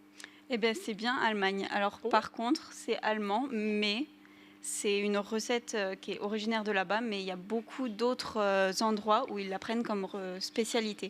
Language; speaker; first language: French; native; French